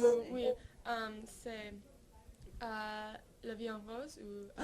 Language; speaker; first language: French; non-native, learner; English